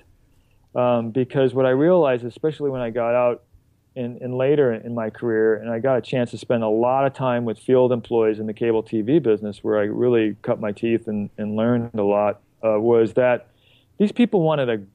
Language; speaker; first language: English; native; English